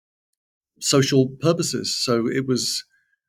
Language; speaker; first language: English; native; English